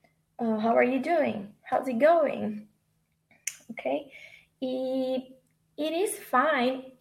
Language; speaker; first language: English; non-native, fluent; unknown